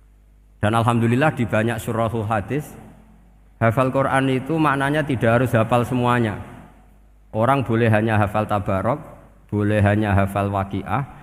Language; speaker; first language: Indonesian; non-native, local second language; Javanese